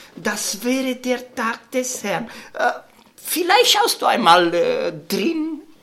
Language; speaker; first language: German; non-native, learner; Romanian